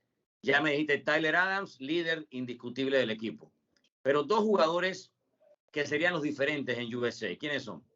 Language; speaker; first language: Spanish; native; Spanish